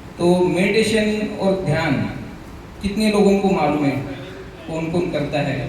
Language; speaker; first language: Hindi; non-native, local second language; Marathi